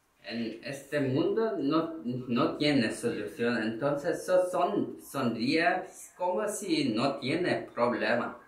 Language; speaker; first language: Spanish; non-native, learner; Korean